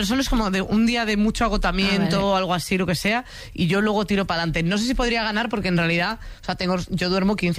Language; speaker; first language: Spanish; native; Spanish